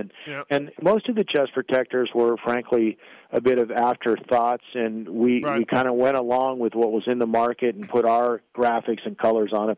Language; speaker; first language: English; native; English